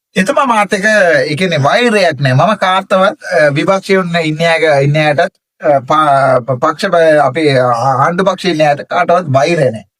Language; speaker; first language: Sinhala; non-native, local second language; Tamil